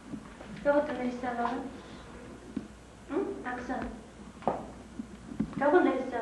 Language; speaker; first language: Russian; native; Russian